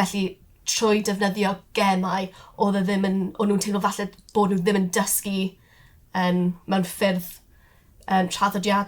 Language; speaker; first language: Welsh; non-native, local second language; English